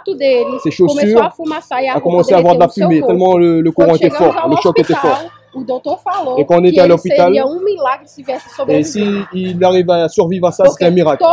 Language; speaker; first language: French; non-native, fluent; Portuguese